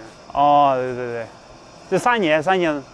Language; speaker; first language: Chinese; non-native, fluent; Russian